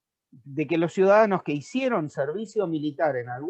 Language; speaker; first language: Spanish; native; Spanish